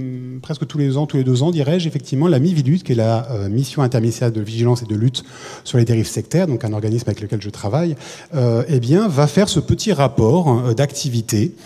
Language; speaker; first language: French; native; French